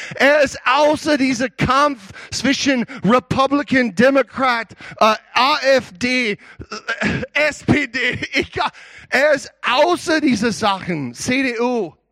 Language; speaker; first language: German; non-native, learner; English